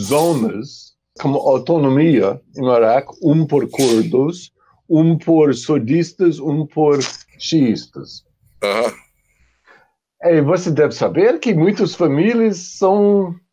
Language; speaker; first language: Portuguese; non-native, fluent; English